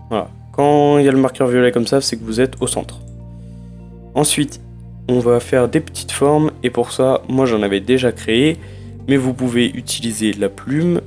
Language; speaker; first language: French; native; French